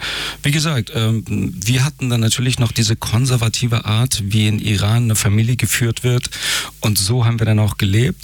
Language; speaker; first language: German; early bilingual, other home language; Persian